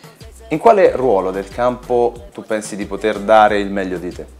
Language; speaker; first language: Italian; native; Italian